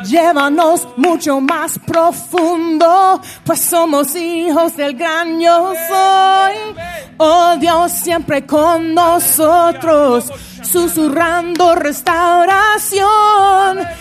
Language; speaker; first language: Spanish; non-native, fluent; English